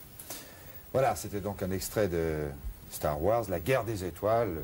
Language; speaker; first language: French; native; French